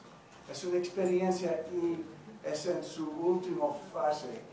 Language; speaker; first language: Spanish; non-native, learner; English